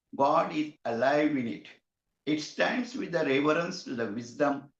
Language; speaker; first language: English; non-native, local second language; Marathi